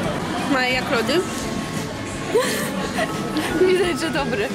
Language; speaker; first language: Polish; native; Polish